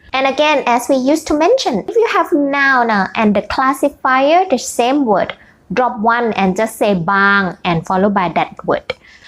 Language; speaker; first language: English; non-native, fluent; Thai